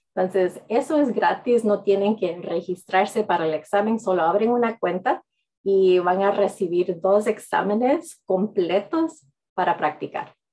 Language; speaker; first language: Spanish; early bilingual, heritage; English